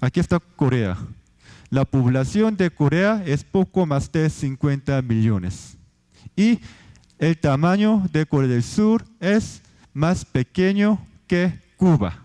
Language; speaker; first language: Spanish; non-native, fluent; Korean